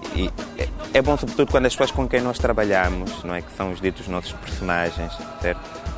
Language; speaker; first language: Portuguese; non-native, fluent; Italian